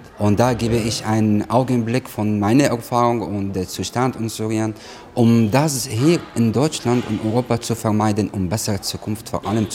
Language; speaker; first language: German; non-native, learner; Arabic